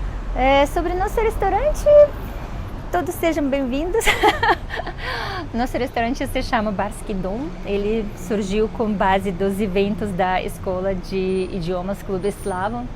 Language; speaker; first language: Portuguese; non-native, fluent; Russian